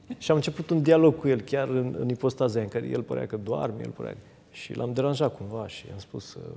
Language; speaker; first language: Romanian; native; Romanian